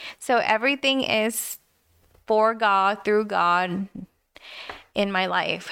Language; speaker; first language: English; early bilingual, other home language; Spanish